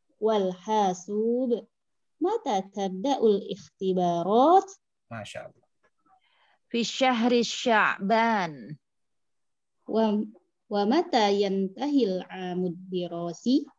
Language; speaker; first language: Arabic; non-native, learner; Indonesian